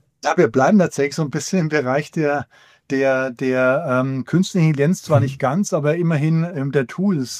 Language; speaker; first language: German; native; German